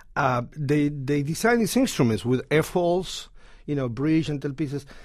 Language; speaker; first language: English; non-native, fluent; Spanish